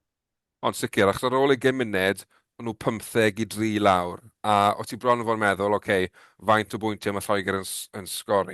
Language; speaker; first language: Welsh; native; Welsh